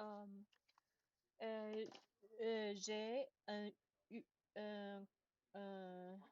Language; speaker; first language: French; non-native, learner; Chinese